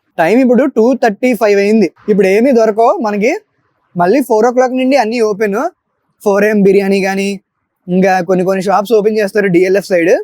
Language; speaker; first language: Telugu; native; Telugu